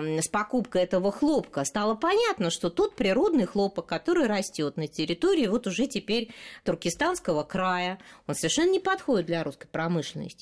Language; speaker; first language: Russian; native; Russian